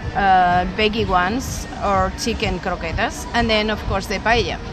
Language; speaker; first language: English; non-native, fluent; Spanish